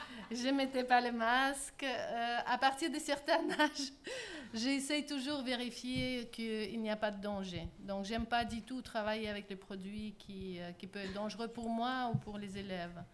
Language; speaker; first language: French; non-native, fluent; Russian